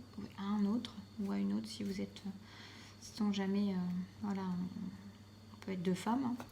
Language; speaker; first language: French; native; French